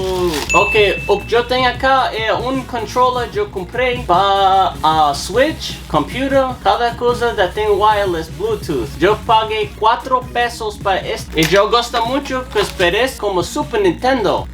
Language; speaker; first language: Spanish; non-native, learner; English